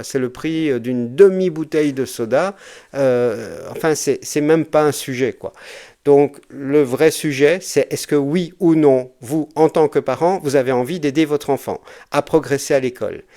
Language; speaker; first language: French; native; French